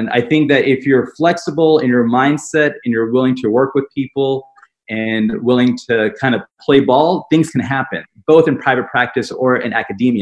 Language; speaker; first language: English; native; English